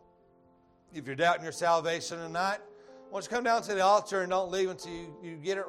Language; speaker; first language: English; native; English